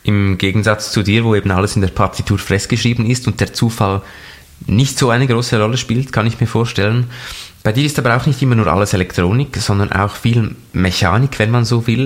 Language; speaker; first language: German; native; German